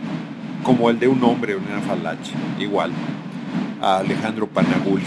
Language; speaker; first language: Spanish; native; Spanish